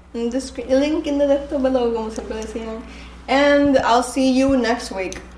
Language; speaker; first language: Spanish; native; Spanish